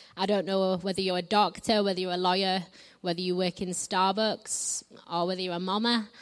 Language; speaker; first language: English; native; English